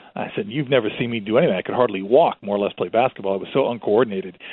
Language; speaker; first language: English; early bilingual, other home language; Spanish